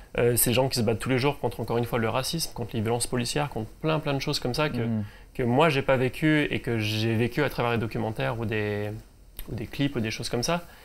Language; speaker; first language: French; native; French